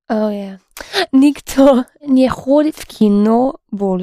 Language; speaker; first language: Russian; non-native, learner; English